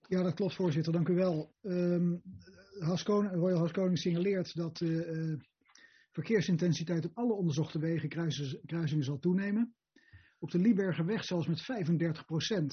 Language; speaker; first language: Dutch; native; Dutch